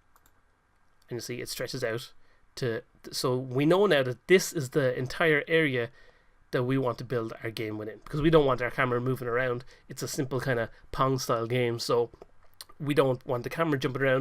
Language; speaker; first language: English; native; English